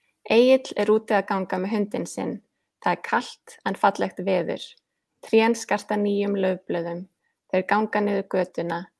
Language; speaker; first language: Icelandic; native; Icelandic